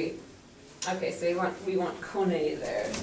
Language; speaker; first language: French; non-native, fluent; English